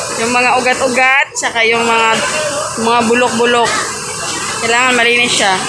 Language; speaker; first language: Filipino; non-native, local second language; Cebuano